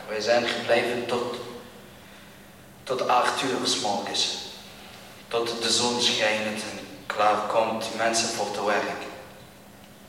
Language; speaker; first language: Dutch; non-native, learner; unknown